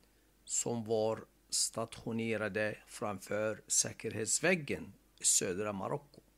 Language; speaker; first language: Swedish; non-native, fluent; Arabic